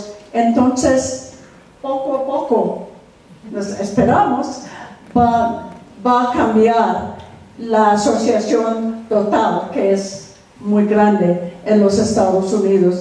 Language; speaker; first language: Spanish; non-native, fluent; English